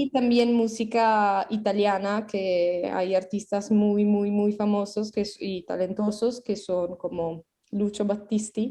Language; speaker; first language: Spanish; non-native, fluent; Italian